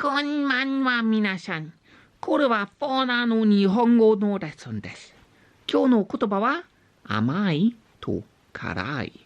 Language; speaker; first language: Japanese; non-native, learner; English